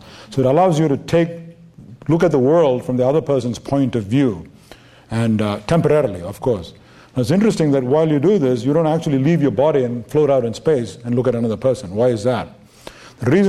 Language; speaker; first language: English; non-native, local second language; Tamil